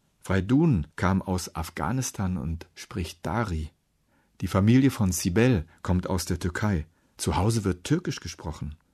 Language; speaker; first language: German; native; German